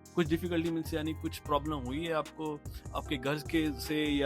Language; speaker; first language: Hindi; native; Hindi